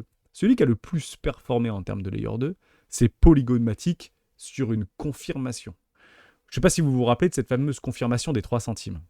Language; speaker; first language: French; native; French